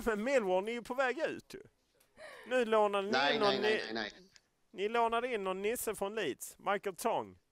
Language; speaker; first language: Swedish; native; Swedish